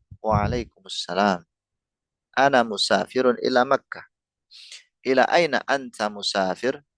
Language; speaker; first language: Arabic; non-native, fluent; Indonesian